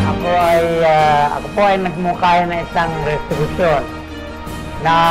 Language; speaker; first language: Filipino; native; Filipino